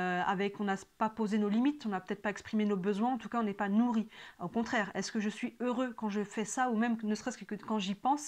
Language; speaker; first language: French; native; French